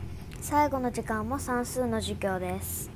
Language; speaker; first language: Japanese; early bilingual, heritage; Japanese